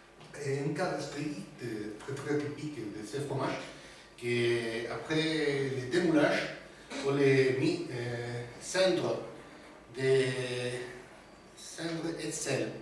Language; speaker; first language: French; non-native, learner; Spanish